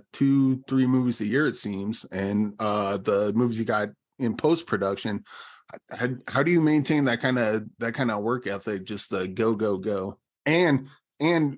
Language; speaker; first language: English; native; English